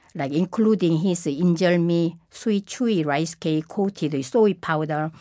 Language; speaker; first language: English; non-native, fluent; Korean